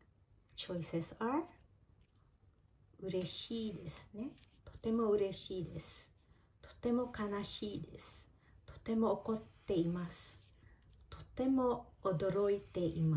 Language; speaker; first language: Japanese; non-native, fluent; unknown